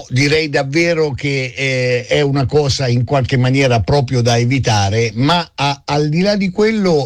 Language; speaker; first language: Italian; native; Italian